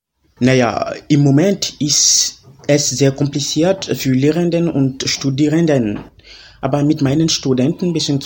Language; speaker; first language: German; non-native, fluent; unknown